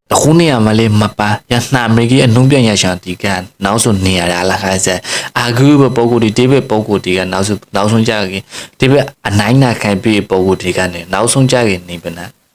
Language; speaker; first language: Burmese; native; Burmese